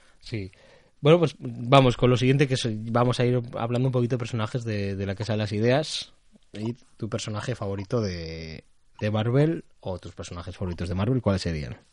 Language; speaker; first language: Spanish; native; Spanish